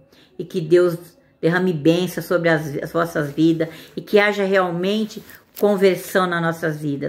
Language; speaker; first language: Portuguese; native; Portuguese